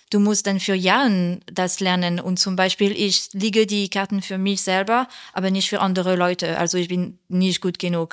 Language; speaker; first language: German; non-native, learner; French